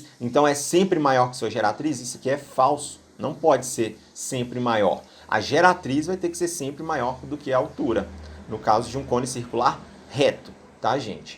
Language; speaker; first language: Portuguese; native; Portuguese